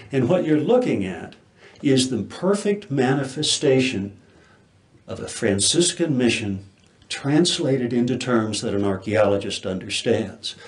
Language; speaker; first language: English; native; English